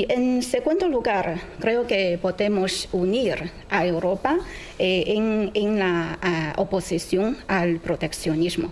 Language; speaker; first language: Spanish; non-native, fluent; Chinese